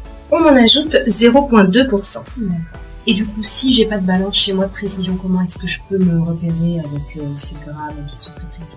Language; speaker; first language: French; native; French